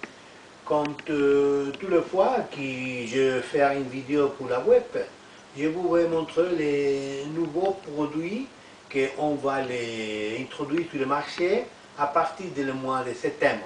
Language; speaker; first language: French; non-native, learner; Italian